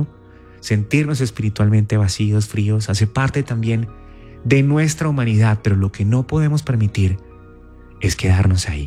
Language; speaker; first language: Spanish; native; Spanish